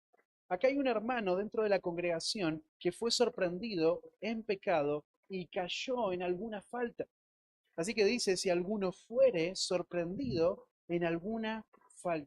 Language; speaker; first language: Spanish; native; Spanish